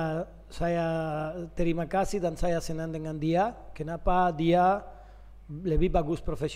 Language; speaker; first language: Indonesian; non-native, learner; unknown